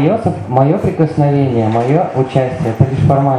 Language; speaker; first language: Russian; native; Russian